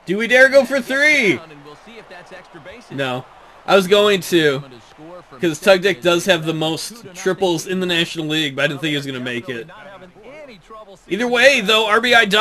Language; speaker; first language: English; native; English